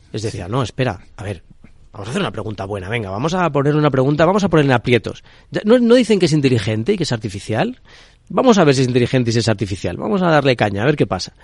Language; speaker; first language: Spanish; native; Spanish